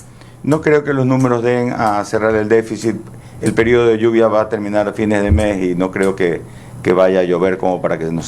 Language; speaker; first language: Spanish; native; Spanish